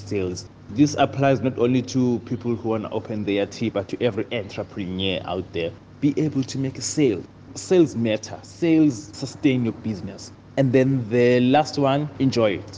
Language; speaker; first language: English; non-native, local second language; Xhosa